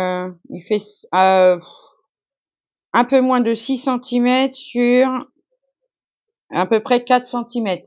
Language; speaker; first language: French; native; French